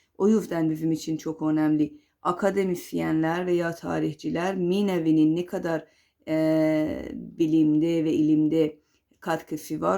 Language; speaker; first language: Turkish; non-native, fluent; Persian